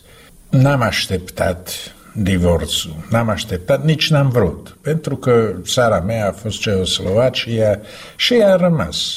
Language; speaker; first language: Romanian; non-native, learner; Slovak